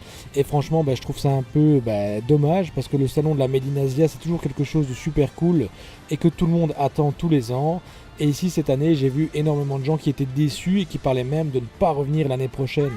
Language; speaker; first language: French; native; French